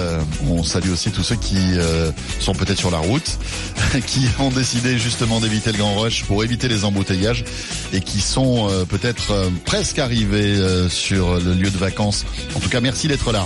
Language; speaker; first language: French; native; French